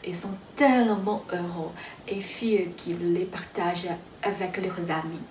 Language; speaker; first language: French; non-native, fluent; Chinese